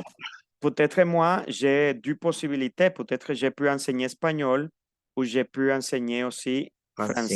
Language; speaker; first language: French; non-native, fluent; Spanish